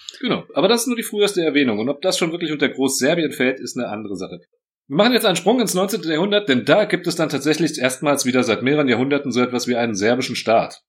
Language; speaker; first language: German; early bilingual, other home language; Croatian